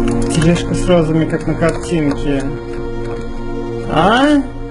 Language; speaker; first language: Russian; native; Russian